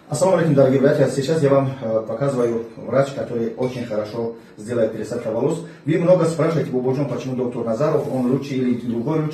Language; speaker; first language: Russian; non-native, fluent; Tajik